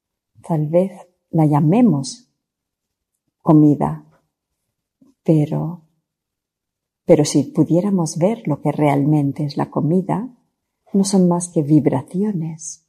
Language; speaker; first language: Spanish; non-native, fluent; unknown